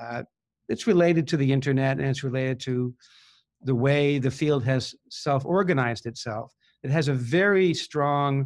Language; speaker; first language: English; native; English